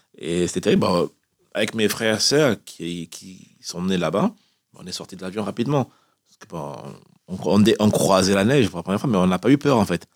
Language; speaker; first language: French; early bilingual, other home language; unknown